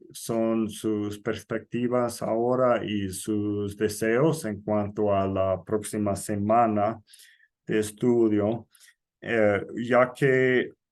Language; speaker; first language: Spanish; non-native, fluent; English